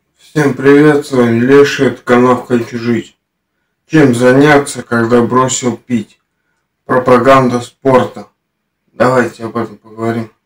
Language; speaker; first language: Russian; native; Russian